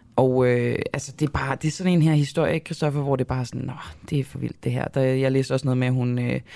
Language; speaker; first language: Danish; native; Danish